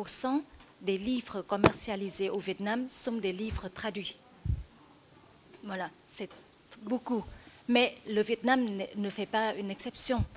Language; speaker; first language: French; non-native, fluent; Vietnamese